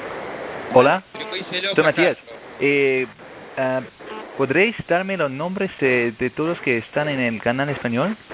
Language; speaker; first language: Spanish; non-native, fluent; German